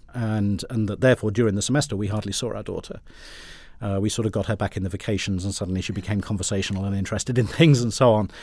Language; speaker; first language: English; native; English